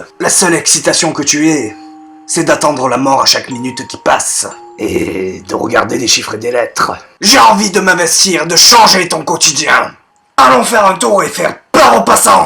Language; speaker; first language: French; native; French